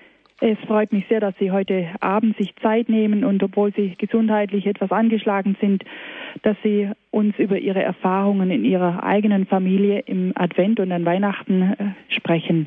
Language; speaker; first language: German; native; German